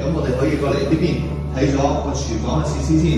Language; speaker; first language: Cantonese; native; Cantonese